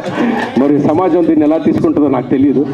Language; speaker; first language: Telugu; native; Telugu